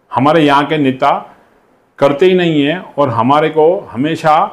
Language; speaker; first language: Hindi; non-native, local second language; Sindhi